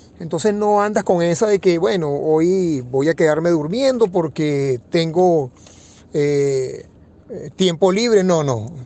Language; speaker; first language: Spanish; native; Spanish